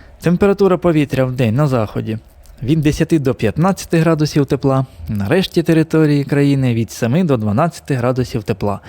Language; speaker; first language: Ukrainian; native; Ukrainian